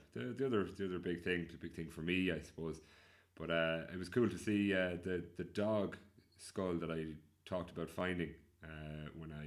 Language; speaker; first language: English; native; English